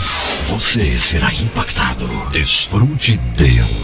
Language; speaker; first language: Portuguese; native; Portuguese